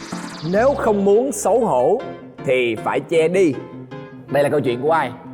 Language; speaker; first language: Vietnamese; native; Vietnamese